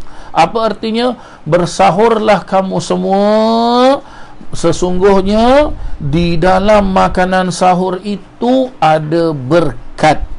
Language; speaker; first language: Malay; native; Malay